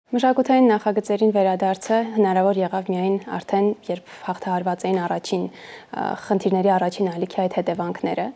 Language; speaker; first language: Armenian; native; Armenian